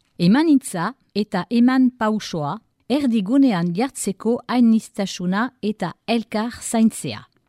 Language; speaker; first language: Basque; non-native, local second language; French